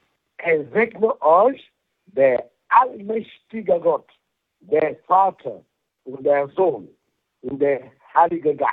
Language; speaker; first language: German; non-native, fluent; French